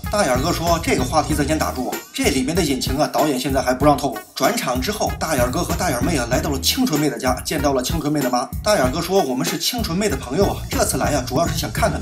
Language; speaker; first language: Chinese; native; Chinese